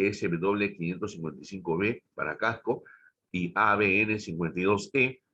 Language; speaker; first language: Spanish; native; Spanish